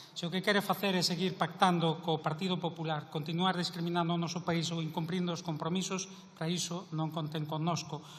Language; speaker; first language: Galician; native; Galician